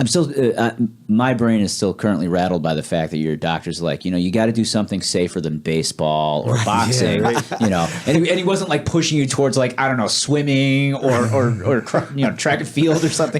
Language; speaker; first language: English; native; English